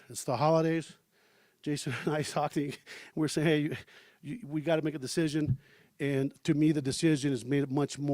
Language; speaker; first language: English; early bilingual, heritage; Spanish